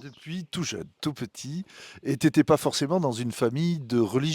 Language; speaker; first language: French; native; French